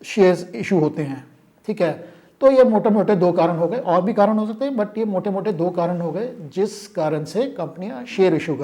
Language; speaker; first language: Hindi; native; Hindi